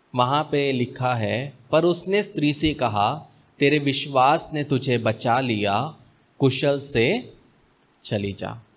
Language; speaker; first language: Hindi; native; Hindi